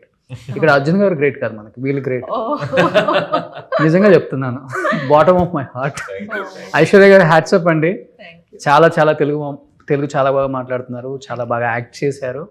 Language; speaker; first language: Telugu; native; Telugu